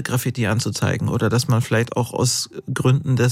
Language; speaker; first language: German; native; German